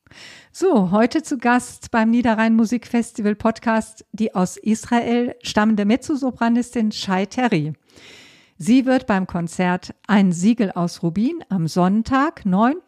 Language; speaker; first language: German; native; German